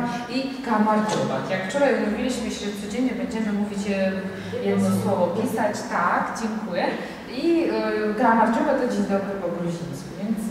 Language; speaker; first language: Polish; non-native, fluent; Georgian